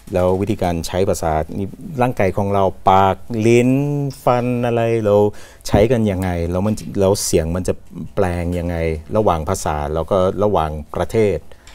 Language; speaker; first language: Thai; non-native, fluent; English